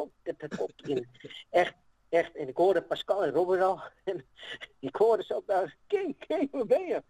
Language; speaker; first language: Dutch; native; Dutch